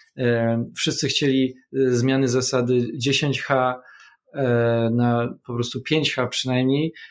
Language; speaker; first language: Polish; native; Polish